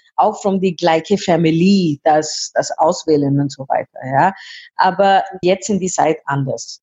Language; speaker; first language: German; non-native, fluent; Hindi